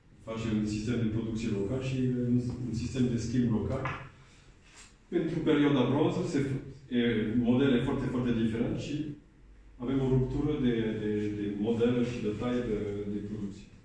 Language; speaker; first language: Romanian; non-native, learner; French